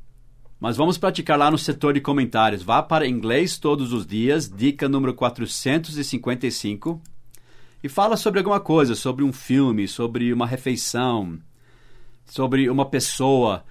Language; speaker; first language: Portuguese; early bilingual, other home language; English